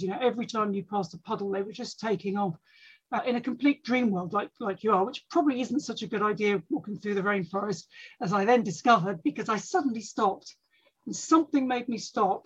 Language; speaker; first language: English; native; English